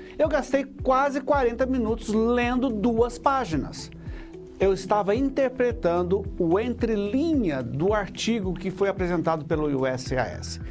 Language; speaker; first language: Portuguese; early bilingual, heritage; Portuguese